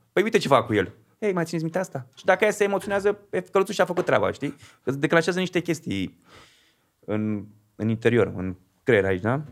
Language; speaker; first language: Romanian; native; Romanian